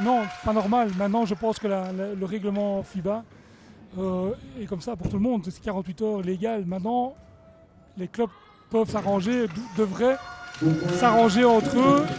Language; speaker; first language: French; native; French